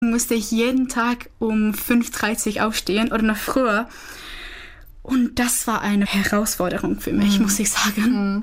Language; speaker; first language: German; non-native, fluent; Czech